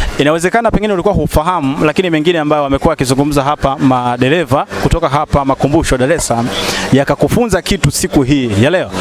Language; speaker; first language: Swahili; native; Swahili